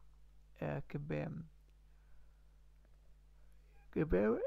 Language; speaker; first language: Portuguese; non-native, learner; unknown